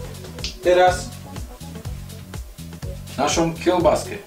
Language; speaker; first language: Polish; non-native, learner; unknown